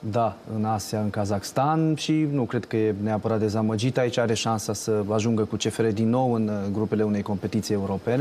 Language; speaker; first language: Romanian; native; Romanian